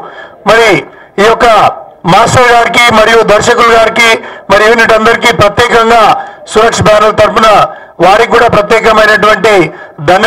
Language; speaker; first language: Telugu; native; Telugu